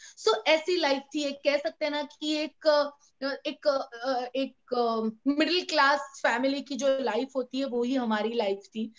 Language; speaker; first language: Hindi; non-native, local second language; Gujarati